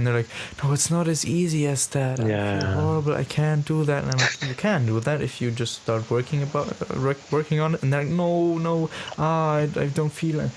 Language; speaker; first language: English; non-native, fluent; German